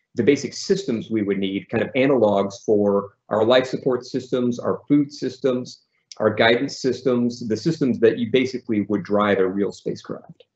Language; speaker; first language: English; native; English